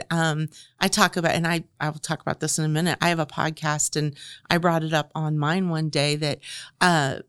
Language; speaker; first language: English; native; English